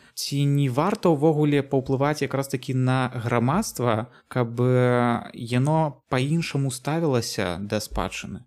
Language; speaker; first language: Belarusian; non-native, local second language; Russian